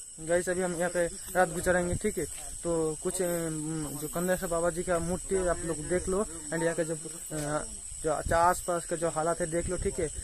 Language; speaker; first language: Hindi; non-native, local second language; Bangla